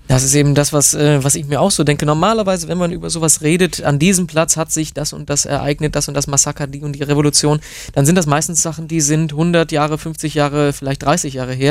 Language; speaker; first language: German; native; German